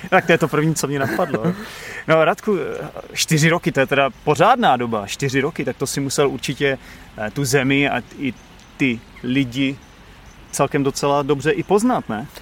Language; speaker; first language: Czech; native; Czech